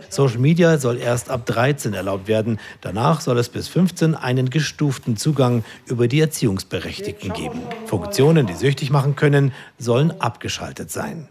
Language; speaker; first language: German; native; German